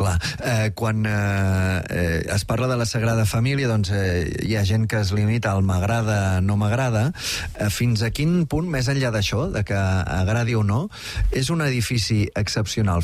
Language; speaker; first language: Catalan; native; Catalan